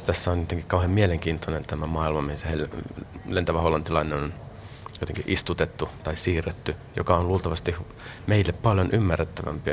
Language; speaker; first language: Finnish; native; Finnish